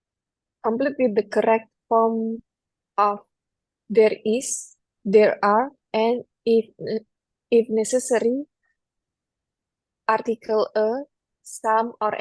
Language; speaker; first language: English; non-native, fluent; Indonesian